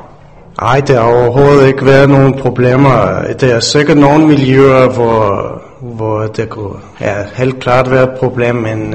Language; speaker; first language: Danish; non-native, fluent; English